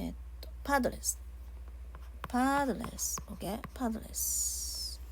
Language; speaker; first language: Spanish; non-native, learner; Japanese